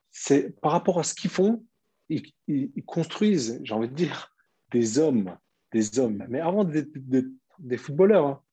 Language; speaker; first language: French; early bilingual, other home language; Turkish